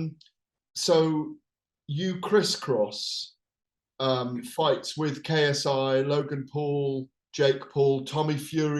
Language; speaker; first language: English; native; English